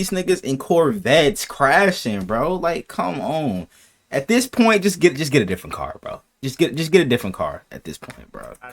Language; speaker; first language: English; native; English